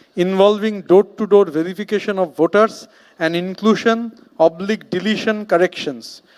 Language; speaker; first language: English; non-native, local second language; Bangla